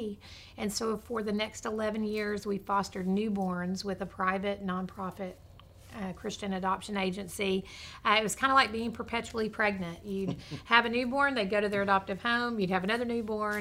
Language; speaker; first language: English; native; English